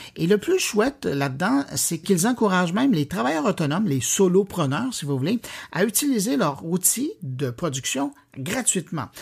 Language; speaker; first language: French; native; French